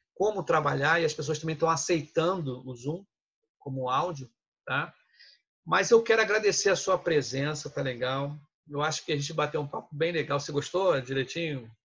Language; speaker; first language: Portuguese; native; Portuguese